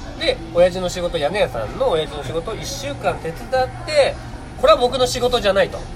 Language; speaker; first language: Japanese; native; Japanese